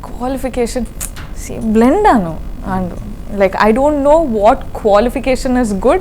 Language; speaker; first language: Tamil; non-native, learner; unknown